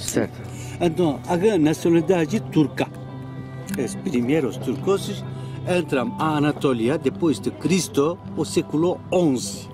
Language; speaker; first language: Portuguese; non-native, learner; Turkish